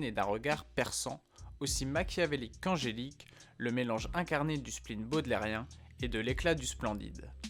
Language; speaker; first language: French; native; French